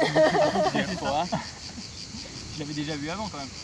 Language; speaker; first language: French; native; French